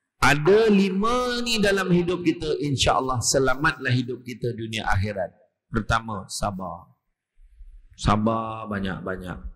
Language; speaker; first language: Malay; native; Malay